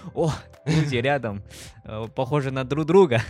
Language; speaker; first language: Russian; non-native, learner; Chinese